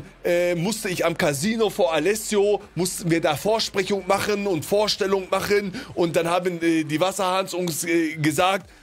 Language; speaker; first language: German; native; German